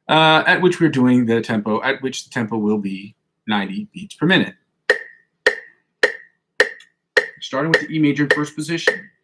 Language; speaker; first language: English; native; English